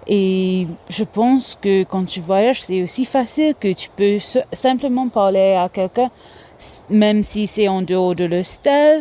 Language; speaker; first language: French; non-native, local second language; Morisyen